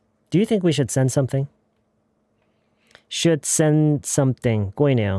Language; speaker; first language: English; non-native, fluent; Korean